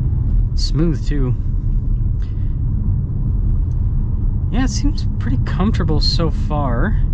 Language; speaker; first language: English; native; English